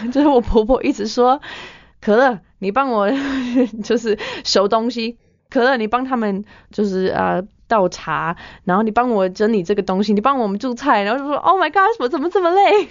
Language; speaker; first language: Chinese; non-native, fluent; English